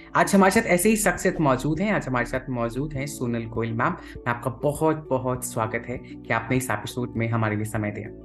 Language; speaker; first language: Hindi; native; Hindi